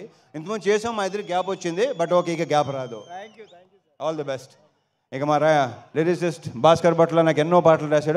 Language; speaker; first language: Telugu; native; Telugu